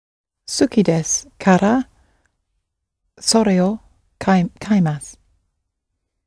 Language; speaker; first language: Japanese; non-native, learner; English